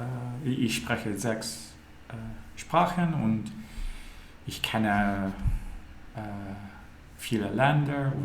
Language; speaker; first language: German; non-native, learner; English